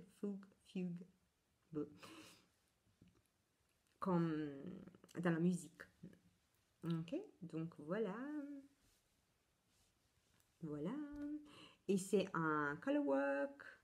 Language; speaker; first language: French; non-native, fluent; Italian